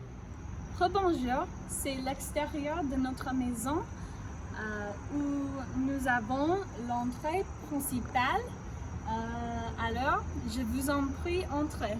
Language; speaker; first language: French; non-native, learner; English